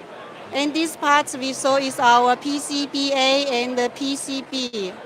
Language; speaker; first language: English; non-native, local second language; Chinese